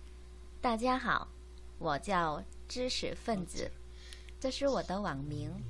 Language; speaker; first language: Chinese; non-native, learner; Korean